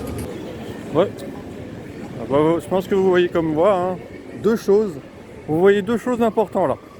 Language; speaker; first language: French; native; French